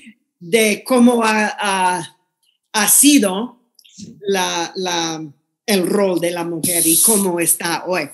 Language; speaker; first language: Spanish; non-native, fluent; English